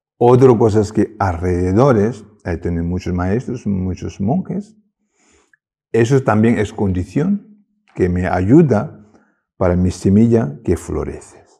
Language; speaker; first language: Spanish; non-native, learner; Tibetan